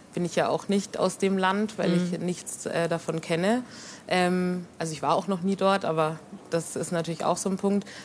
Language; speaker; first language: German; native; German